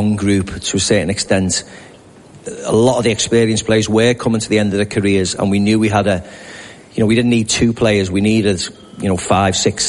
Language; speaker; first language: English; native; English